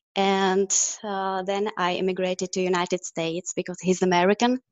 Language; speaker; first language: English; non-native, fluent; Czech